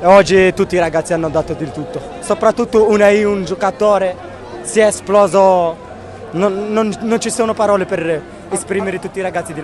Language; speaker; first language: Italian; non-native, fluent; Arabic